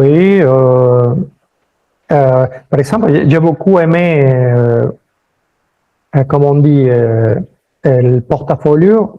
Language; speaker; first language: French; early bilingual, other home language; Spanish